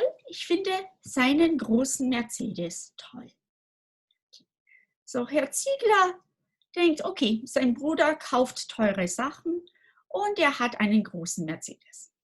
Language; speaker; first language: German; non-native, fluent; English